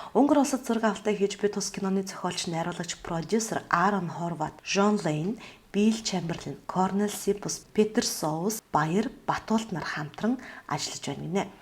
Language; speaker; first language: Mongolian; native; Mongolian